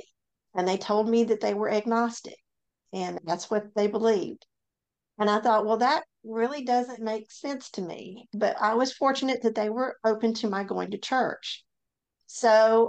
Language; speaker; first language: English; native; English